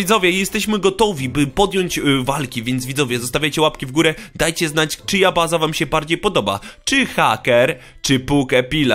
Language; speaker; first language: Polish; native; Polish